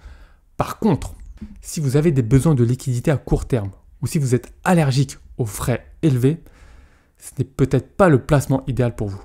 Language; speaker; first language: French; native; French